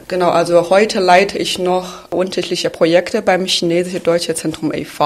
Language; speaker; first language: German; non-native, fluent; Chinese